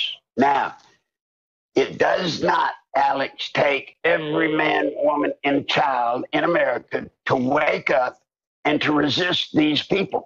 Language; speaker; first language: English; native; English